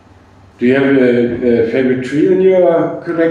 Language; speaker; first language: English; non-native, fluent; German